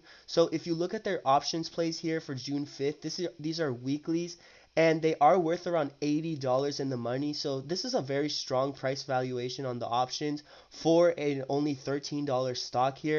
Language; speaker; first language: English; native; English